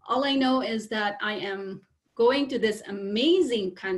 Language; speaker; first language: English; non-native, local second language; Filipino